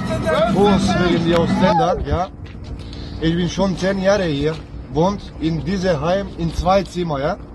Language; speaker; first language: German; non-native, learner; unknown